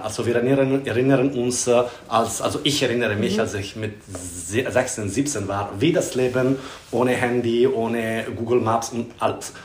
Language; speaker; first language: German; non-native, fluent; Italian